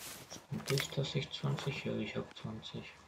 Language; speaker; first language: German; native; German